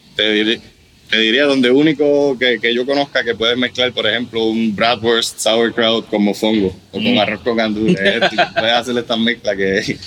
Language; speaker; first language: Spanish; non-native, local second language; German